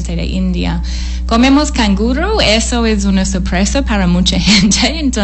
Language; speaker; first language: Spanish; non-native, fluent; English